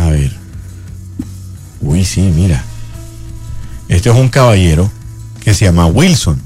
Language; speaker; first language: Spanish; native; Spanish